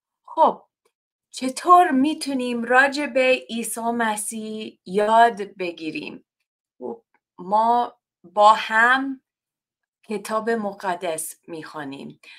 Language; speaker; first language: Persian; non-native, learner; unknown